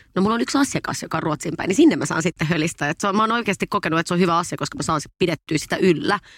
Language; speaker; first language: Finnish; non-native, local second language; Swedish